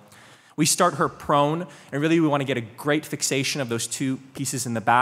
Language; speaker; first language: English; native; English